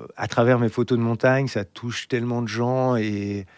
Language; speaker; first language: French; native; French